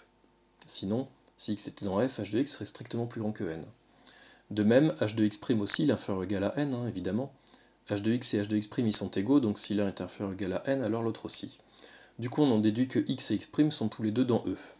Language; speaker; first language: French; native; French